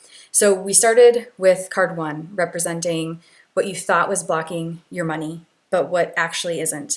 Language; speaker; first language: English; native; English